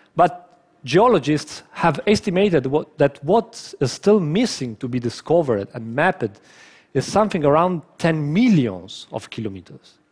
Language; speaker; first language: English; non-native, fluent; Italian